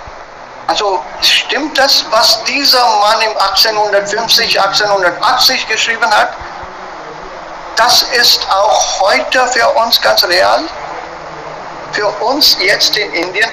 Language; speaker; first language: German; non-native, fluent; Hindi